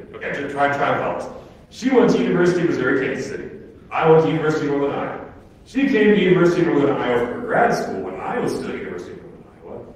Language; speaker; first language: English; native; English